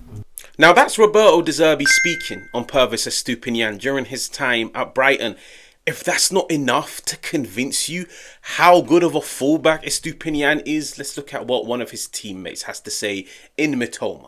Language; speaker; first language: English; native; English